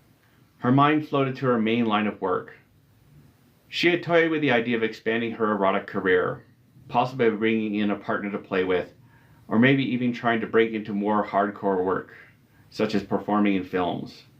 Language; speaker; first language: English; native; English